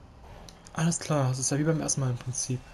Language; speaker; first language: German; native; German